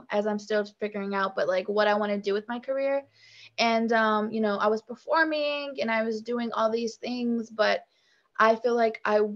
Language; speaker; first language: English; native; English